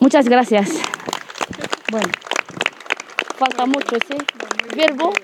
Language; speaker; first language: Spanish; non-native, learner; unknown